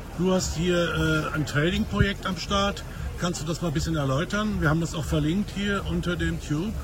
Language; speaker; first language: German; native; German